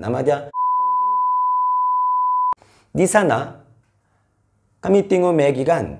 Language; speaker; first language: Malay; non-native, fluent; Korean